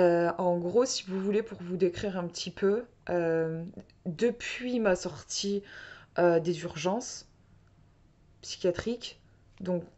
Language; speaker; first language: French; native; French